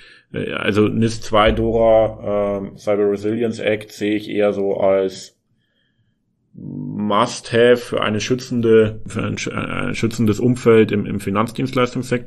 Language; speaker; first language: German; native; German